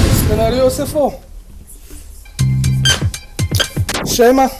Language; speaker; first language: French; non-native, local second language; Comorian